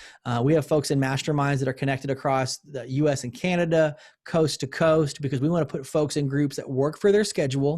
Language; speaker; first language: English; native; English